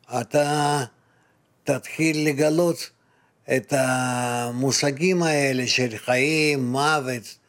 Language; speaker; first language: Hebrew; non-native, fluent; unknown